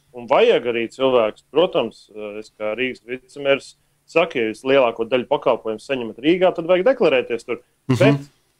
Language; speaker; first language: Latvian; native; Latvian